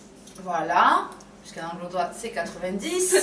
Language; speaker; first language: French; native; French